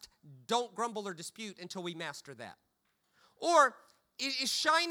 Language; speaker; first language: English; native; English